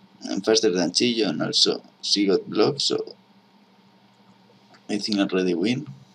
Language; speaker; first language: English; non-native, learner; Spanish